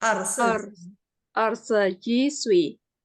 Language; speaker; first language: Chinese; non-native, learner; Indonesian